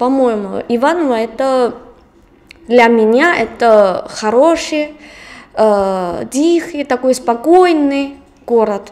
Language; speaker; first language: Russian; non-native, fluent; Chinese